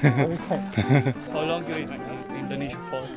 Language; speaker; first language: English; non-native, learner; Indonesian